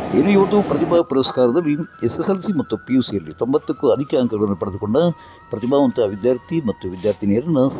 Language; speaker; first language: Kannada; native; Kannada